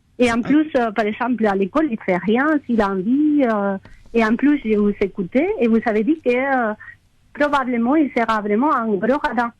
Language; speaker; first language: French; non-native, fluent; Spanish